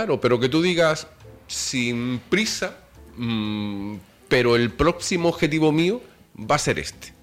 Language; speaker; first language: Spanish; native; Spanish